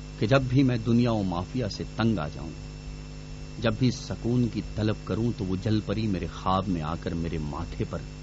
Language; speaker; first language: Urdu; non-native, local second language; Pashto